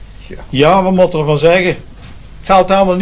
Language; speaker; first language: Dutch; native; Dutch